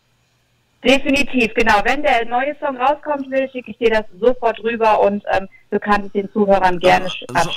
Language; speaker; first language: German; native; German